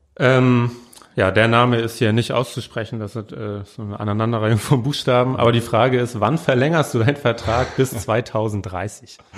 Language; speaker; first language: German; native; German